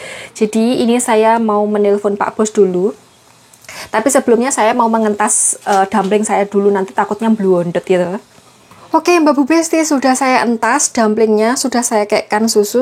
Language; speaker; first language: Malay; non-native, local second language; Javanese